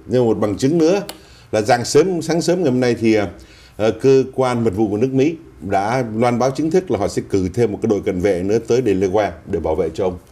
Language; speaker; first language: Vietnamese; native; Vietnamese